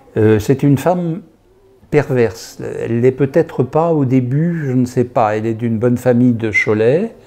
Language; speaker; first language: French; native; French